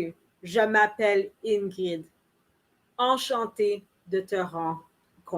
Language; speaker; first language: French; non-native, learner; English